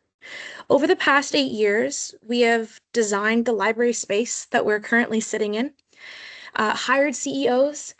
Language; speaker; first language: English; native; English